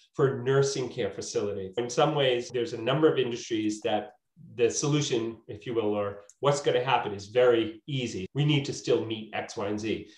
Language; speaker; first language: English; native; English